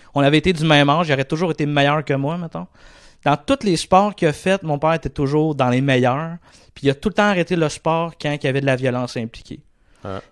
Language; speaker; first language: French; native; French